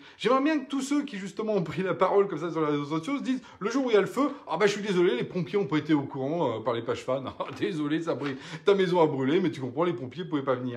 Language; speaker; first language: French; native; French